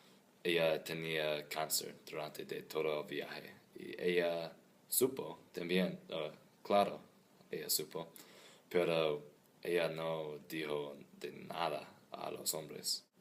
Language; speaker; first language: Spanish; non-native, learner; English